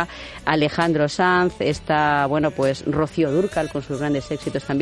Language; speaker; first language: Spanish; native; Spanish